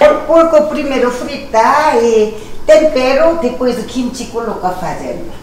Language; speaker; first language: Portuguese; non-native, local second language; Korean